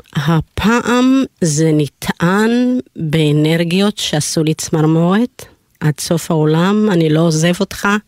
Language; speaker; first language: Hebrew; early bilingual, other home language; Amharic